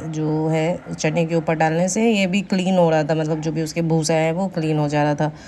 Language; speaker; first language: Hindi; native; Hindi